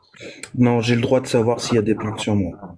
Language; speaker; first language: French; native; French